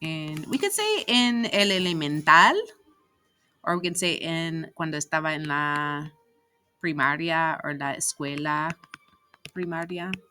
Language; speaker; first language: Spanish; non-native, fluent; English